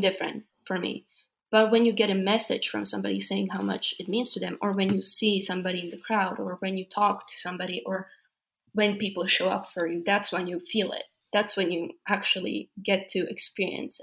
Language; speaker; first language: English; non-native, fluent; Slovak